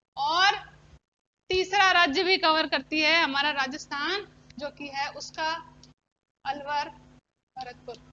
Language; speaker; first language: Hindi; native; Hindi